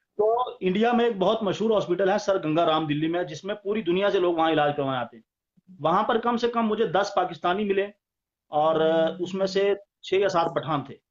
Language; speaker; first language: Urdu; non-native, local second language; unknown